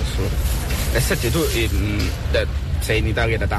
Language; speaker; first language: Italian; native; Italian